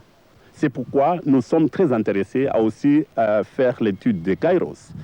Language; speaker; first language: French; non-native, fluent; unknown